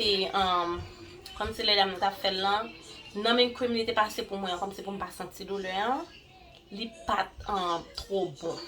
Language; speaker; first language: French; non-native, local second language; Haitian Creole